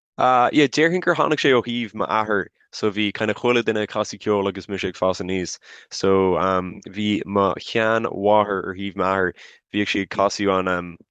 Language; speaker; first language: Irish; non-native, local second language; English